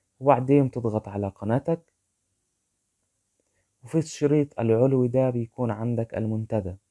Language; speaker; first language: Arabic; native; Arabic